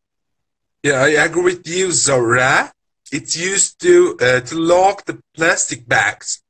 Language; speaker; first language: English; non-native, learner; Turkish